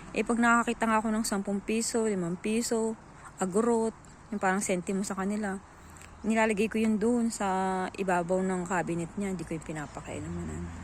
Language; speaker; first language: Filipino; native; Filipino